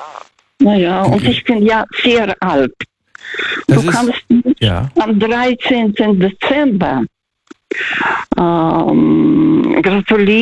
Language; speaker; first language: German; non-native, fluent; Russian